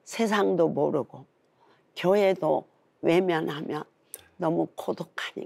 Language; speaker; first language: Korean; native; Korean